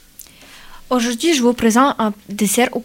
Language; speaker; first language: French; non-native, learner; Ukrainian